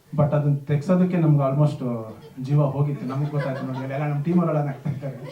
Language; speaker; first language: Kannada; native; Kannada